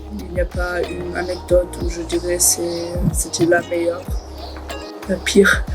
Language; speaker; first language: French; non-native, learner; German